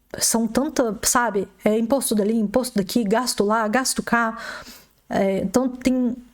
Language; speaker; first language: Portuguese; native; Portuguese